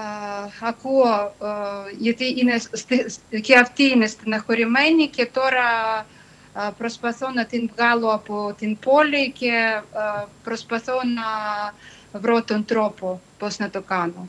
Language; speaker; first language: Greek; non-native, fluent; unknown